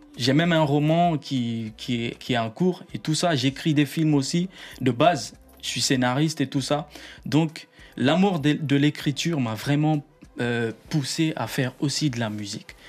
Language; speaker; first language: French; non-native, local second language; Fula